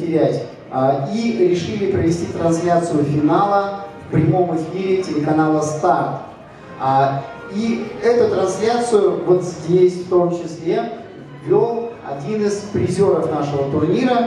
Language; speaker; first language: Russian; native; Russian